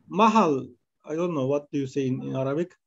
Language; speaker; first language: English; non-native, learner; Arabic